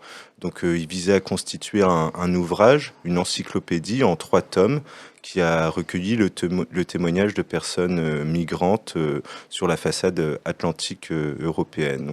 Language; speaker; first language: French; native; French